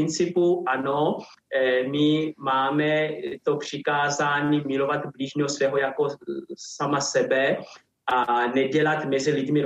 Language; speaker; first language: Czech; non-native, fluent; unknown